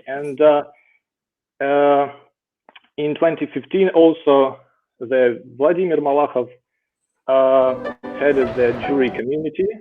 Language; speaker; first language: English; non-native, fluent; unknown